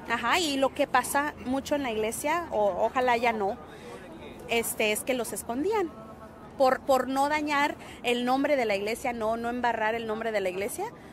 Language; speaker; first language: Spanish; early bilingual, heritage; Spanish